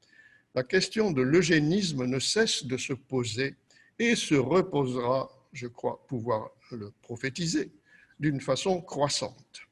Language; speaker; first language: French; native; French